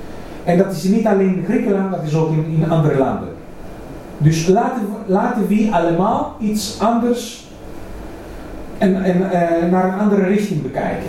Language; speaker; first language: Dutch; non-native, fluent; Greek